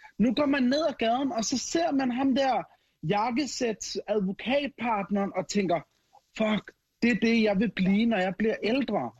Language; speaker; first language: Danish; early bilingual, other home language; Arabic